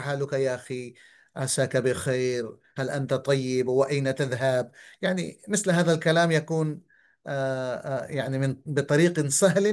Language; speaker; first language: Arabic; non-native, fluent; Bangla